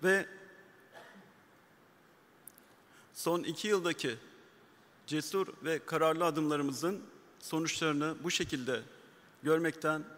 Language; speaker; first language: Turkish; native; Turkish